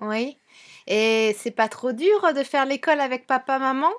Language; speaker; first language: French; native; French